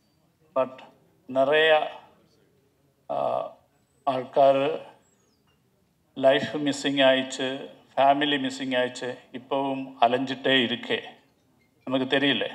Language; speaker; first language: Tamil; non-native, learner; Malayalam